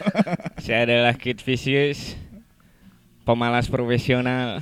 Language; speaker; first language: Indonesian; native; Indonesian